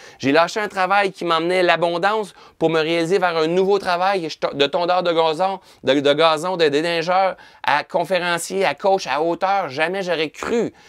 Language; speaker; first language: French; native; French